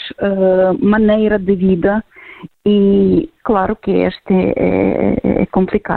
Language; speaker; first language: Portuguese; non-native, fluent; Ukrainian